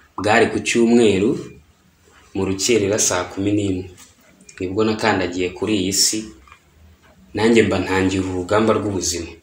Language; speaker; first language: Kinyarwanda; early bilingual, heritage; Kinyarwanda